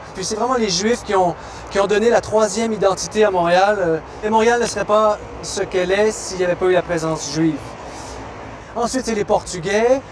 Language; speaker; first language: French; native; French